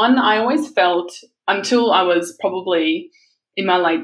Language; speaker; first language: English; early bilingual, other home language; German